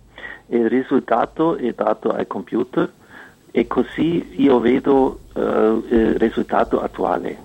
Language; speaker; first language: Italian; non-native, fluent; German